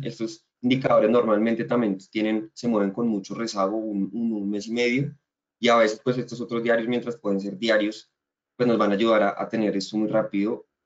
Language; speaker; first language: Spanish; native; Spanish